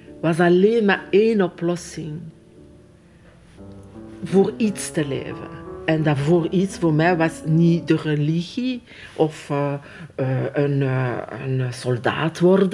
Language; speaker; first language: Dutch; non-native, fluent; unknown